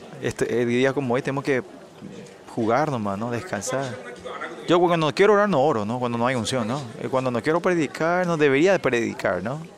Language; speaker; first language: Spanish; non-native, fluent; Korean